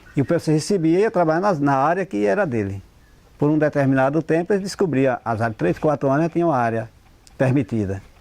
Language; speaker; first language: Portuguese; native; Portuguese